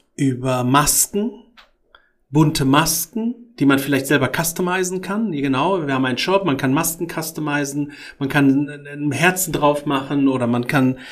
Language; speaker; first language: German; early bilingual, other home language; Arabic